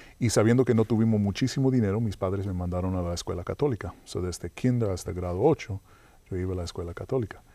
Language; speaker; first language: Spanish; early bilingual, heritage; Spanish